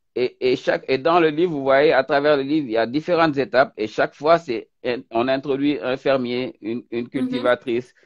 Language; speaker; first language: French; non-native, local second language; Wolof